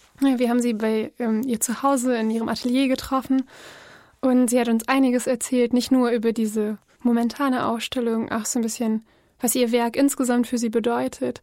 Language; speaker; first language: German; native; German